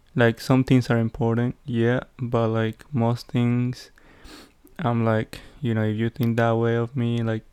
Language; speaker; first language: English; non-native, fluent; Spanish